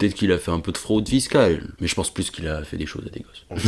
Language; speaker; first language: French; native; French